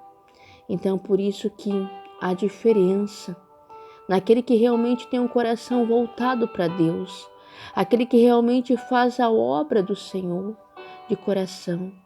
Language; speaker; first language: Portuguese; native; Portuguese